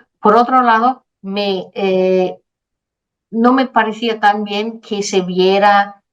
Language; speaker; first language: Spanish; non-native, fluent; Danish